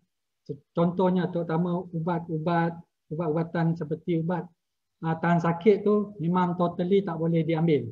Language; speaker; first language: Malay; native; Malay